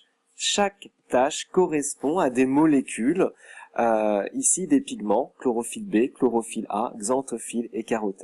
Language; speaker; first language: French; native; French